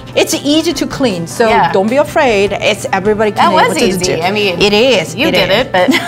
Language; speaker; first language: English; non-native, learner; Korean